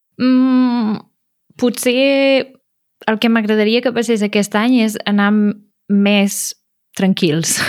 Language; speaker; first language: Catalan; native; Catalan